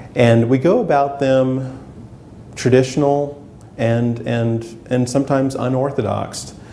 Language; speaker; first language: English; native; English